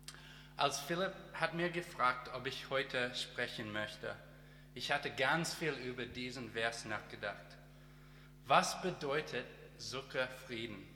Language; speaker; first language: German; non-native, learner; English